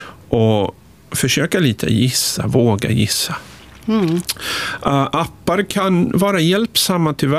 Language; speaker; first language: Swedish; non-native, fluent; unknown